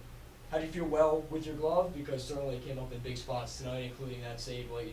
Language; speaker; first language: English; native; English